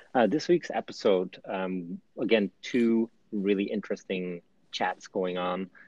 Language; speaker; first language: English; non-native, fluent; Dutch